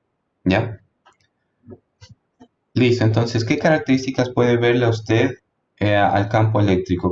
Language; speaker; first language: Spanish; native; Spanish